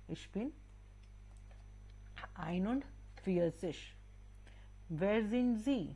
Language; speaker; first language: German; non-native, fluent; Hindi